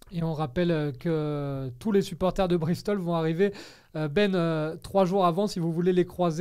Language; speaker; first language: French; native; French